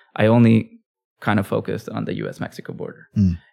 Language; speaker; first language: English; early bilingual, other home language; Spanish